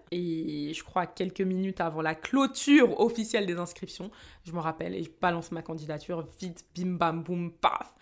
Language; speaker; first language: French; native; French